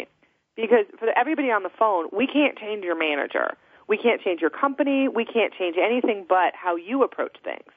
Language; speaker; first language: English; native; English